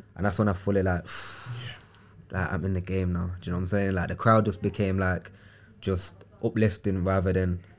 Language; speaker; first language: English; native; English